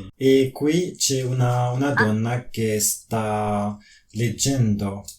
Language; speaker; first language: Italian; non-native, learner; French